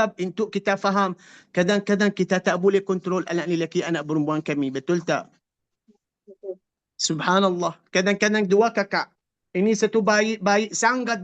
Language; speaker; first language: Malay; non-native, fluent; Arabic